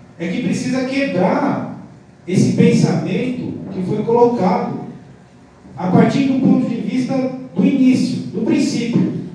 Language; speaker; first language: Portuguese; non-native, local second language; Guarani